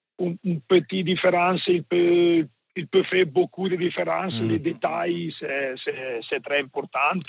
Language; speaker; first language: French; non-native, learner; Italian